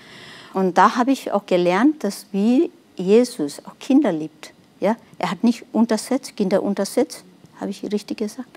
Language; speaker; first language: German; non-native, fluent; Nepali